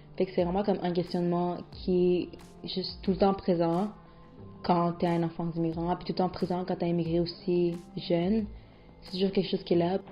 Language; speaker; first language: French; early bilingual, other home language; Spanish